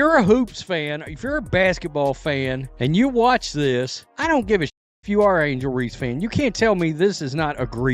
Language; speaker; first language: English; native; English